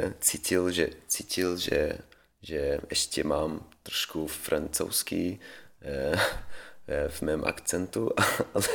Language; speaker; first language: Czech; non-native, learner; Swedish